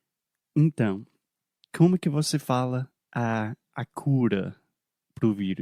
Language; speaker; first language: Portuguese; non-native, fluent; English